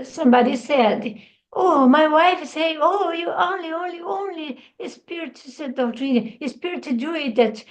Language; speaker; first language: English; non-native, learner; Portuguese